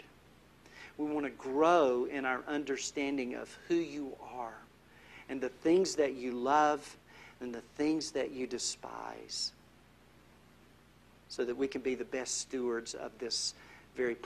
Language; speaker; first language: English; native; English